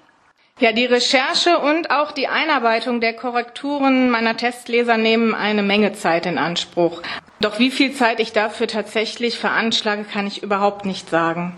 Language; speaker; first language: German; native; German